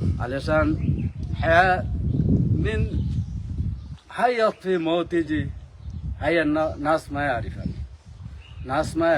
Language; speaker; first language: Arabic; non-native, learner; Bangla